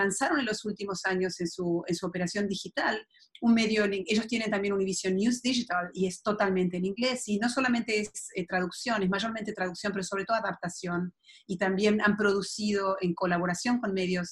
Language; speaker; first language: English; non-native, fluent; Spanish